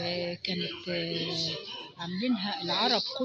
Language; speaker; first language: Arabic; native; Arabic